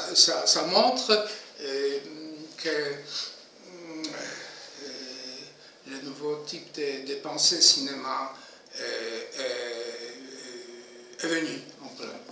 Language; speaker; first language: French; non-native, fluent; Polish